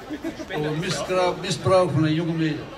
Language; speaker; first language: German; non-native, learner; English